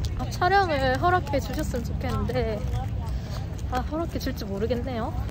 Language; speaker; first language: Korean; native; Korean